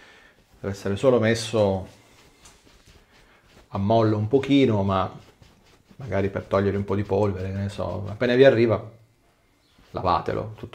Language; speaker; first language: Italian; native; Italian